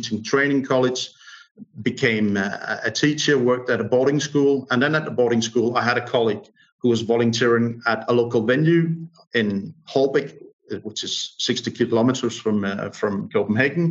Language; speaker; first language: English; non-native, fluent; Danish